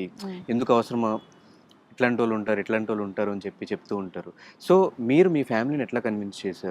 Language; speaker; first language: Telugu; native; Telugu